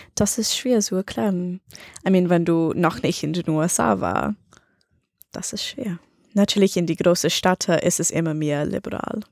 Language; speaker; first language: German; non-native, learner; English